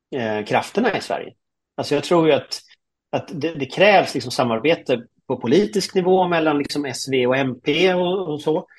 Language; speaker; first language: Swedish; native; Swedish